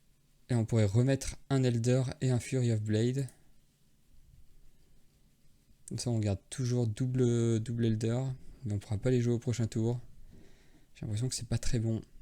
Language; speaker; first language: French; native; French